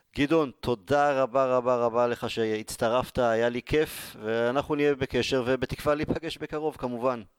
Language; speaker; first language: Hebrew; native; Hebrew